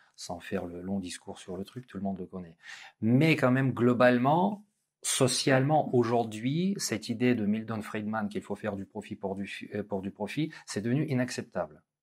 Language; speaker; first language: French; non-native, fluent; Russian